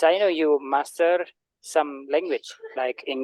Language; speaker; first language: English; non-native, learner; Indonesian